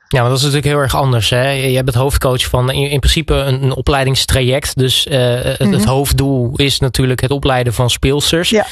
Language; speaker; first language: Dutch; native; Dutch